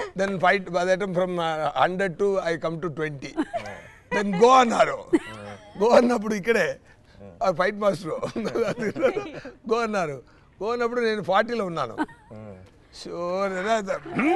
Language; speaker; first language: Telugu; non-native, learner; Tamil